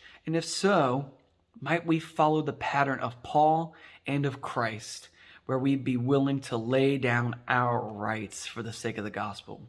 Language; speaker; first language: English; native; English